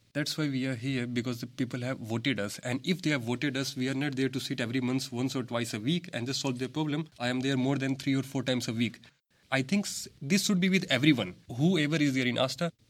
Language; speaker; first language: English; non-native, local second language; Hindi